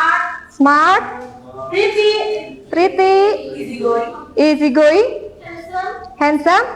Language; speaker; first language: English; non-native, learner; Indonesian